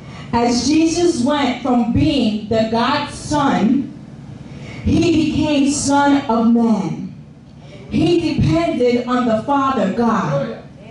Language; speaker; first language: English; early bilingual, other home language; Spanish